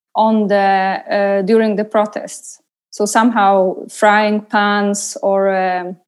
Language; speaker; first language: English; non-native, fluent; Polish